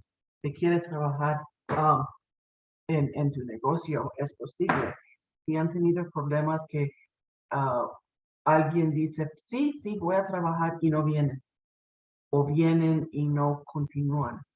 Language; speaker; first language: Spanish; non-native, fluent; English